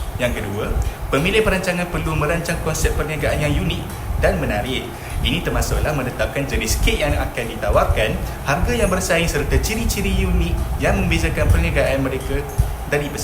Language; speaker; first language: Malay; native; Malay